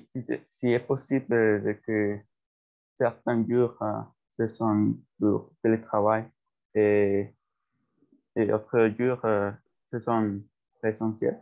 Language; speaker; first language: French; non-native, learner; Spanish